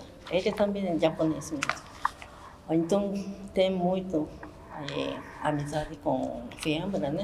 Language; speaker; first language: Portuguese; non-native, learner; Japanese